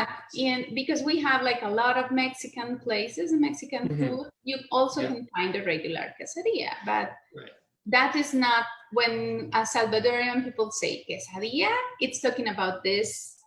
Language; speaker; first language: English; non-native, learner; Spanish